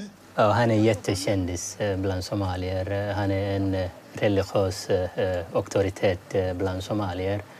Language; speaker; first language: Swedish; early bilingual, other home language; Somali